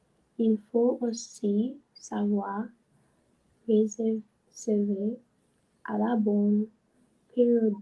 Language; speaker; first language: French; non-native, learner; English